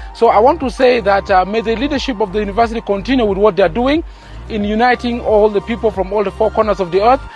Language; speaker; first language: English; non-native, fluent; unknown